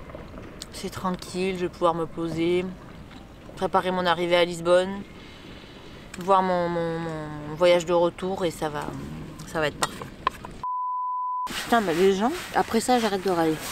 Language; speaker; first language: French; native; French